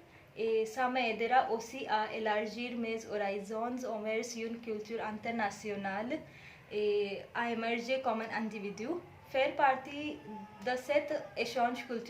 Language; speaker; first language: French; non-native, fluent; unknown